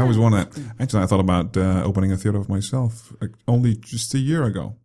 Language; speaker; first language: English; non-native, fluent; Danish